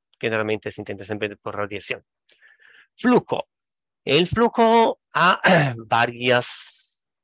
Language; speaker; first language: Spanish; non-native, fluent; Italian